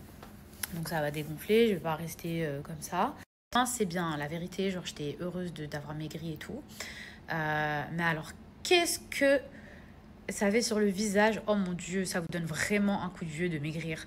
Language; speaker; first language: French; native; French